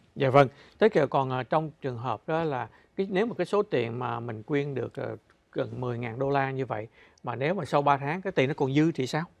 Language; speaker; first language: Vietnamese; native; Vietnamese